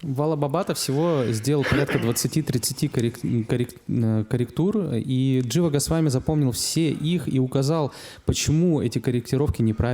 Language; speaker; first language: Russian; native; Russian